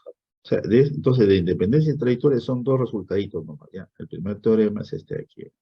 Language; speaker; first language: Spanish; native; Spanish